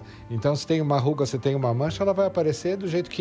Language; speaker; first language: Portuguese; native; Portuguese